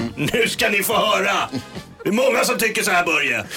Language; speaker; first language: Swedish; native; Swedish